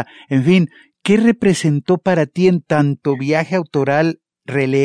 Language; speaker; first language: Spanish; native; Spanish